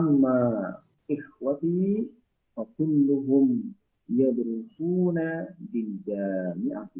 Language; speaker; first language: Arabic; non-native, fluent; Indonesian